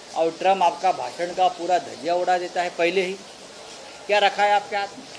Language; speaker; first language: Hindi; non-native, local second language; Marathi